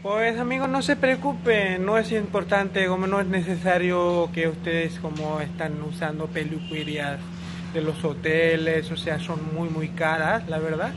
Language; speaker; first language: Spanish; non-native, fluent; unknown